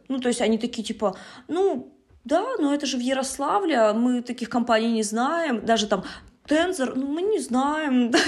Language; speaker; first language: Russian; native; Russian